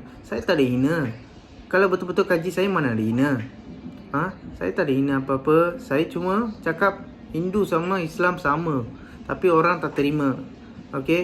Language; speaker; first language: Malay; non-native, local second language; Tamil